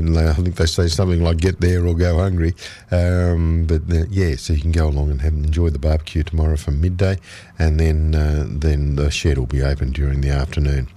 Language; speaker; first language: English; native; English